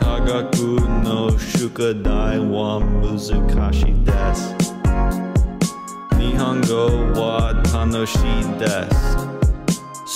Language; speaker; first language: Japanese; non-native, learner; English